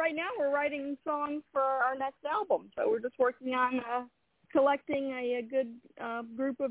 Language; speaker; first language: English; native; English